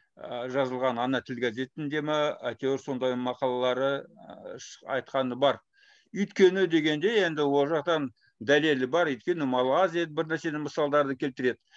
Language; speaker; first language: Kazakh; non-native, local second language; Russian